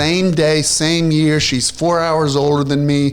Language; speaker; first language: English; native; English